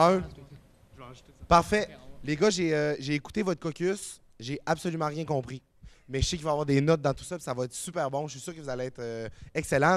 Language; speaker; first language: French; native; French